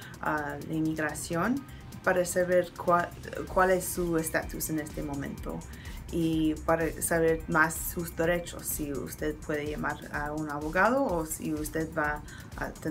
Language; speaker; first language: Spanish; non-native, learner; English